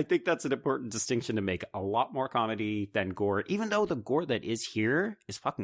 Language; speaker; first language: English; native; English